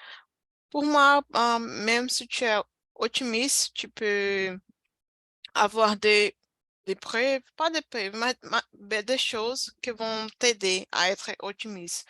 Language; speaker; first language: French; non-native, fluent; Portuguese